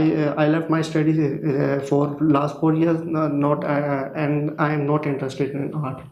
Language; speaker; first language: English; non-native, learner; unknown